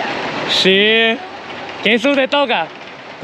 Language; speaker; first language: Spanish; non-native, learner; Thai